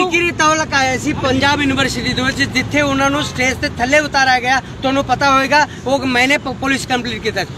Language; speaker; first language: Punjabi; non-native, fluent; Kannada